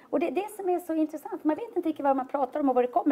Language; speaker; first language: Swedish; native; Swedish